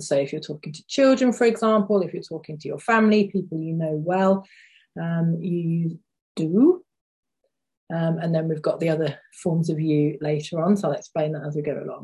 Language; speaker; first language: English; native; English